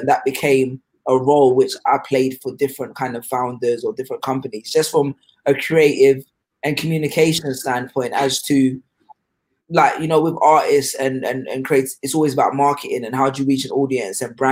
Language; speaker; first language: English; native; English